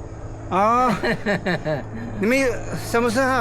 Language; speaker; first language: Chinese; non-native, learner; Filipino